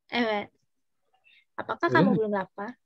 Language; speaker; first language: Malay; non-native, fluent; Indonesian